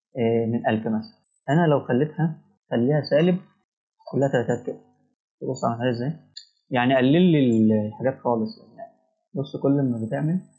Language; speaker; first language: Arabic; native; Arabic